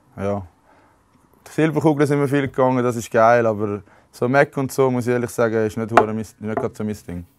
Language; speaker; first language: German; native; German